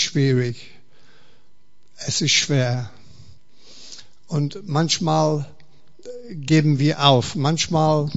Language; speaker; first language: German; non-native, fluent; English